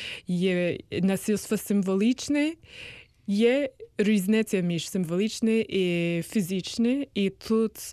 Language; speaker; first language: Ukrainian; non-native, learner; English